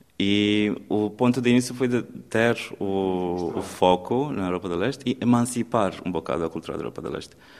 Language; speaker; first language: Portuguese; non-native, fluent; Romanian